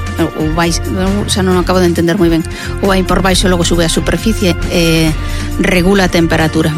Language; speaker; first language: Galician; non-native, local second language; Spanish